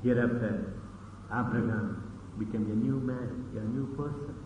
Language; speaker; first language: English; non-native, local second language; Tamil